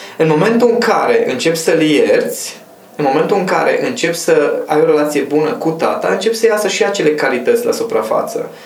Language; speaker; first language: Romanian; non-native, local second language; Hungarian